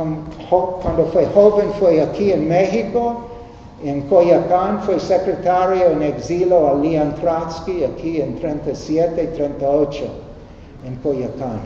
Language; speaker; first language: Spanish; non-native, learner; English